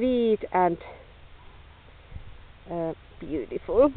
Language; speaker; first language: English; non-native, learner; Finnish